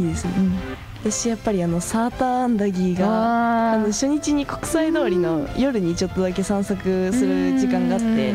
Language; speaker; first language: Japanese; native; Japanese